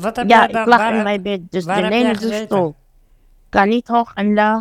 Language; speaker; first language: Dutch; non-native, fluent; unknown